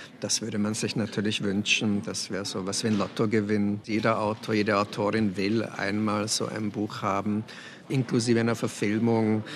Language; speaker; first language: German; early bilingual, other home language; Czech